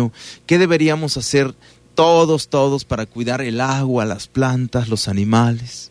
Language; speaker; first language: Spanish; native; Spanish